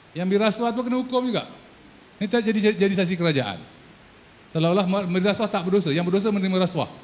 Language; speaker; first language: Malay; native; Malay